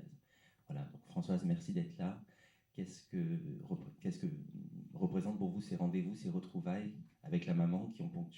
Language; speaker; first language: French; native; French